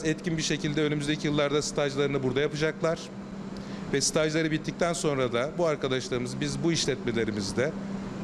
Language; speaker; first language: Turkish; native; Turkish